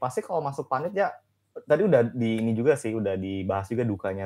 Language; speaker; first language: Indonesian; native; Indonesian